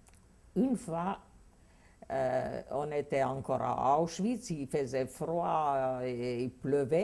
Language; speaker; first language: French; non-native, fluent; Hungarian